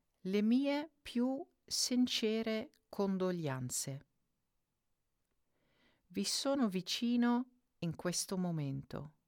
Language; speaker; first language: Italian; non-native, fluent; Dutch